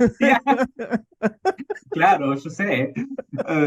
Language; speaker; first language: Spanish; non-native, fluent; English